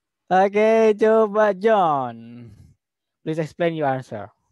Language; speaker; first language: English; non-native, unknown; Indonesian